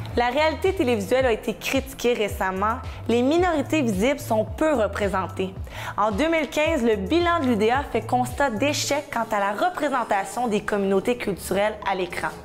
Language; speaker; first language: French; native; French